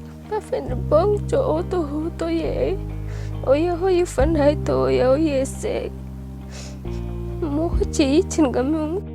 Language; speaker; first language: Cantonese; non-native, fluent; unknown